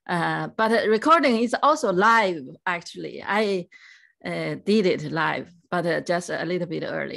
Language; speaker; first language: English; non-native, fluent; Chinese